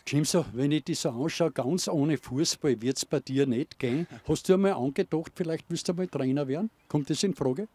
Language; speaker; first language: German; native; German